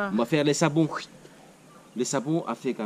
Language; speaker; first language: French; non-native, learner; Spanish